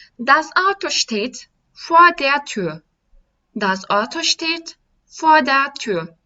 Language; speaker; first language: German; non-native, fluent; Turkish